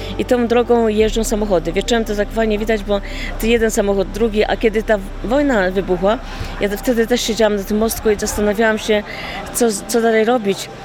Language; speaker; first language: Polish; native; Polish